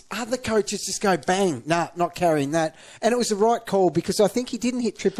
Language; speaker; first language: English; native; English